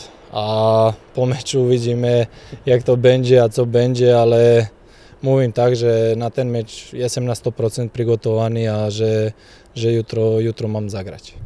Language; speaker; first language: Polish; non-native, fluent; Slovak